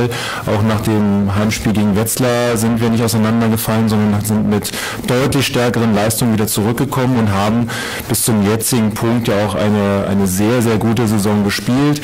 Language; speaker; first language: German; native; German